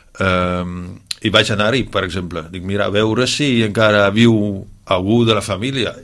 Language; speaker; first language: Catalan; non-native, fluent; Dutch